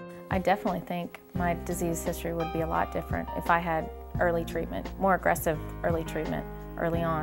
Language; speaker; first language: English; native; English